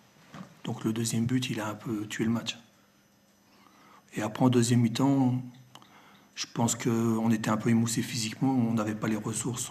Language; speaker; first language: French; native; French